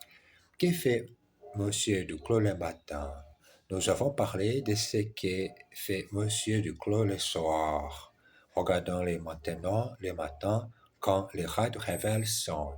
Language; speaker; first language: French; non-native, learner; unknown